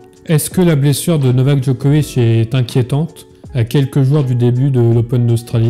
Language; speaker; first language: French; native; French